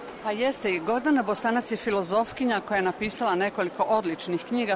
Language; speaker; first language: Croatian; native; Croatian